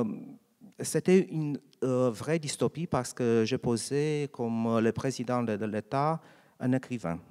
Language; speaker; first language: French; non-native, learner; Romanian